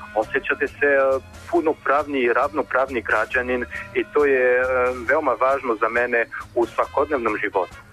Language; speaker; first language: Croatian; non-native, fluent; French